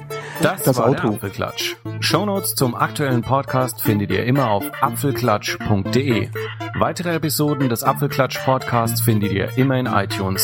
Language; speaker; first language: German; native; German